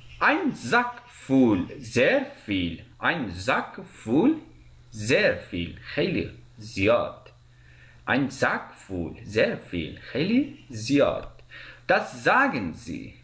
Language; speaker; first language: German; non-native, fluent; Persian